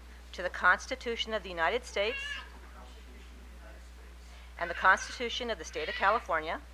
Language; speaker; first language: English; native; English